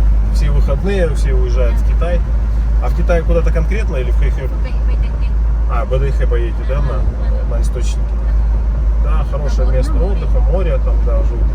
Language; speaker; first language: Russian; native; Russian